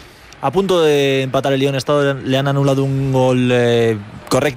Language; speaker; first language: Spanish; native; Spanish